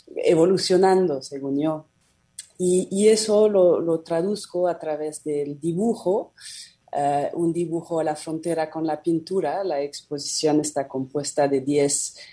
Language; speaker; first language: Spanish; non-native, fluent; French